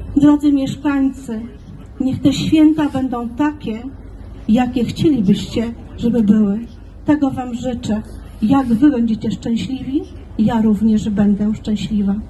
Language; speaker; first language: Polish; native; Polish